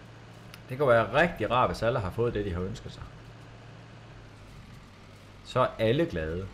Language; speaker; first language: Danish; native; Danish